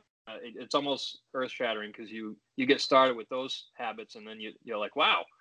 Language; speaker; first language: English; native; English